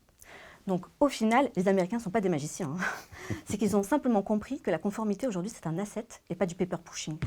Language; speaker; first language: French; native; French